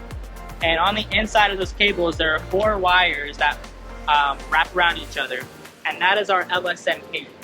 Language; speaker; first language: English; native; English